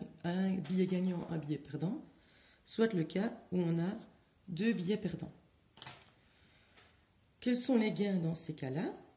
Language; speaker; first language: French; native; French